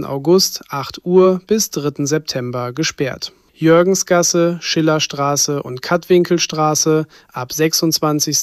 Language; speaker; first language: German; native; German